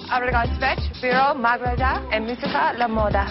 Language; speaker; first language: Catalan; non-native, learner; English